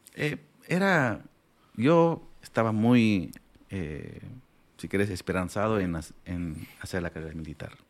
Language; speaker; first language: Spanish; non-native, local second language; Aymara